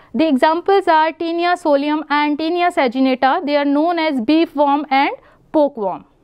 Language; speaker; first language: English; non-native, local second language; Punjabi